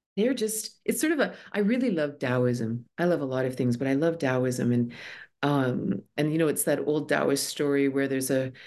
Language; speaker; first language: English; native; English